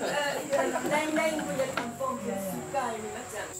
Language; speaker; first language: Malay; non-native, learner; Japanese